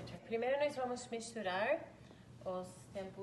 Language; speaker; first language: Portuguese; non-native, learner; English